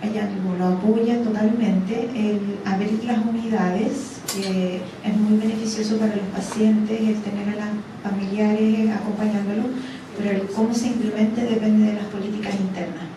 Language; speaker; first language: Spanish; native; Spanish